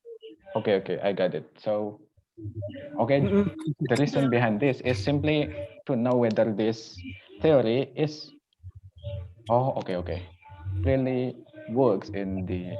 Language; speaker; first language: English; non-native, local second language; Indonesian